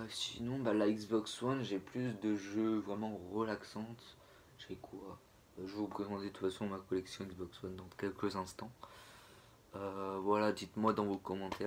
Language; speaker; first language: French; native; French